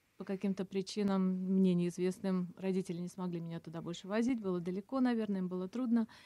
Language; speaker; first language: Russian; non-native, local second language; Assyrian Neo-Aramaic